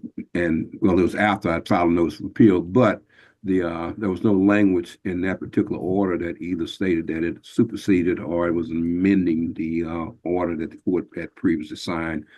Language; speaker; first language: English; native; English